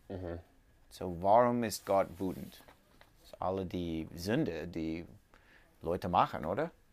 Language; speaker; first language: German; non-native, learner; English